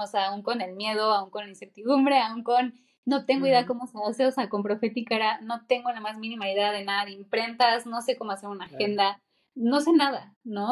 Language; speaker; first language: Spanish; native; Spanish